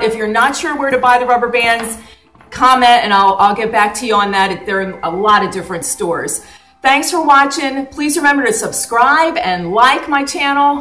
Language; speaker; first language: English; native; English